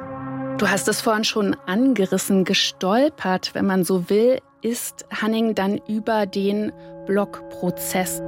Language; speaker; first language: German; native; German